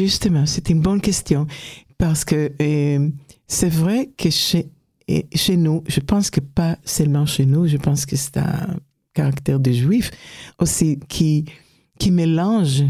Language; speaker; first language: French; non-native, fluent; Hebrew